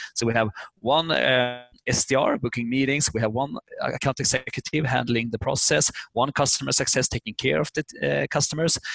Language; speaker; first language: English; non-native, fluent; Swedish